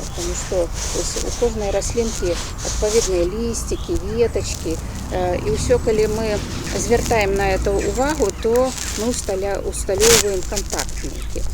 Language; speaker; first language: Belarusian; native; Belarusian